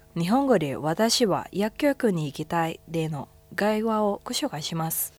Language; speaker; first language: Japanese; non-native, fluent; Indonesian